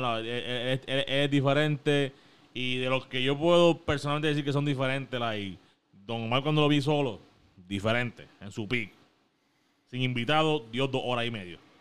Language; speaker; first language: Spanish; early bilingual, heritage; Spanish